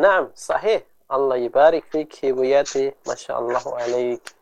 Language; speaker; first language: Arabic; non-native, fluent; Indonesian